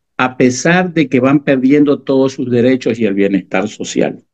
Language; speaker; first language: Spanish; native; Spanish